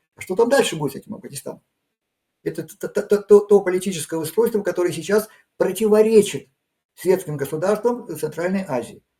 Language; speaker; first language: Russian; native; Russian